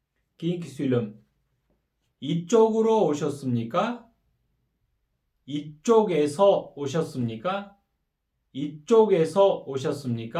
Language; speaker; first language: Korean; non-native, fluent; Kyrgyz